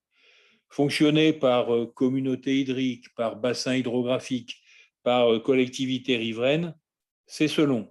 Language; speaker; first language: French; native; French